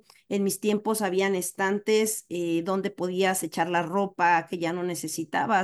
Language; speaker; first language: Spanish; native; Spanish